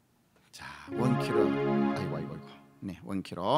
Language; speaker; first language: Korean; native; Korean